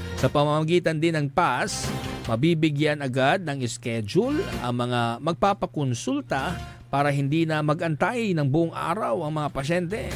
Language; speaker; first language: Filipino; non-native, local second language; Iloko